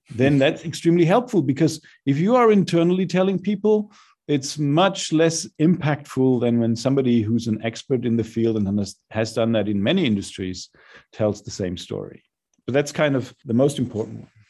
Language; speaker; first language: English; non-native, fluent; German